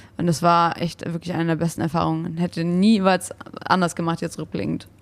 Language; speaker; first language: German; early bilingual, other home language; English